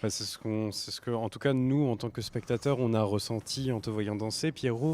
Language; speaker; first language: French; native; French